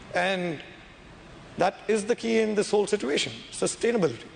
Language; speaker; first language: English; non-native, local second language; Tamil